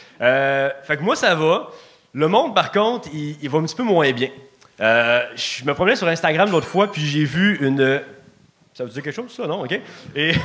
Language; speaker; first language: French; native; French